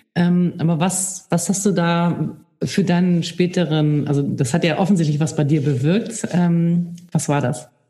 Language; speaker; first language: German; native; German